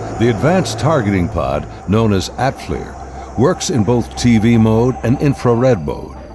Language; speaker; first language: English; native; English